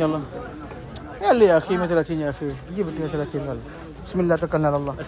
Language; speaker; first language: Arabic; non-native, learner; Indonesian